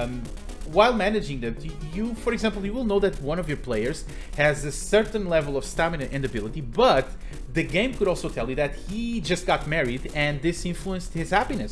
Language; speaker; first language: English; non-native, fluent; Portuguese